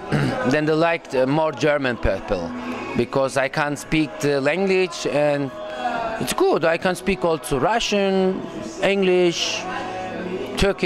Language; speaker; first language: English; non-native, learner; Turkish